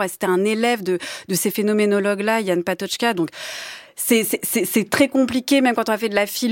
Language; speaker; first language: French; native; French